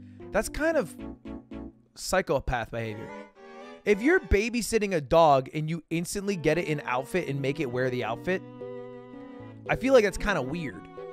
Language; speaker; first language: English; native; English